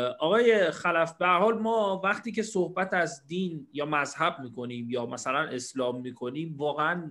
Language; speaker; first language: Persian; native; Persian